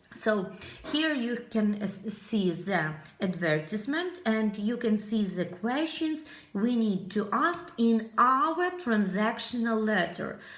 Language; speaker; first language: English; non-native, fluent; Ukrainian